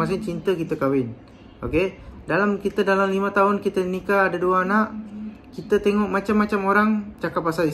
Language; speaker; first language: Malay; non-native, local second language; Tamil